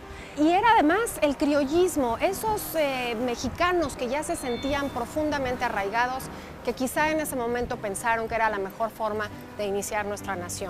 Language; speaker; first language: Spanish; native; Spanish